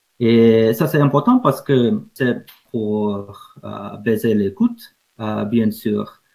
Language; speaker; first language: French; non-native, learner; English